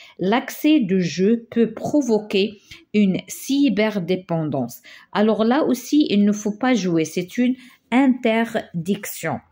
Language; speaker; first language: French; non-native, local second language; Arabic